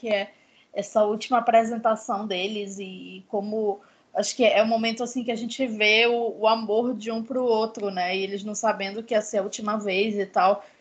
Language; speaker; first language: Portuguese; native; Portuguese